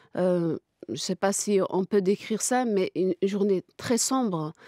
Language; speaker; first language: French; non-native, local second language; Kabyle